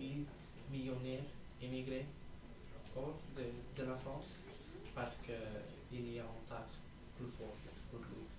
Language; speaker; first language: French; non-native, learner; English